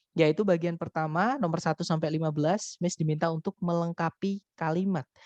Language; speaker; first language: Indonesian; non-native, local second language; Javanese